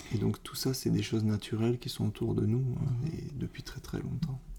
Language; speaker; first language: French; native; French